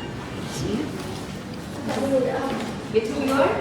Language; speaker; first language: English; non-native, learner; Indonesian